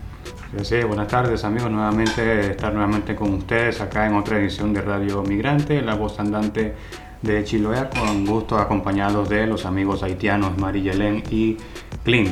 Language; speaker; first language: Spanish; native; Spanish